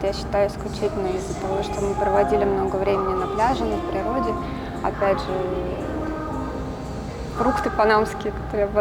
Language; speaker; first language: Russian; native; Russian